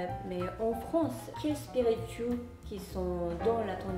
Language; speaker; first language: French; non-native, fluent; Japanese